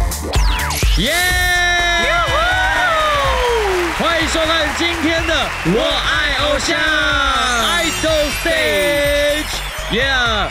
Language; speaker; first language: Chinese; native; Chinese